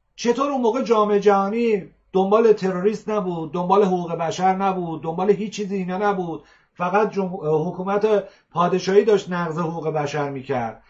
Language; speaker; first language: Persian; native; Persian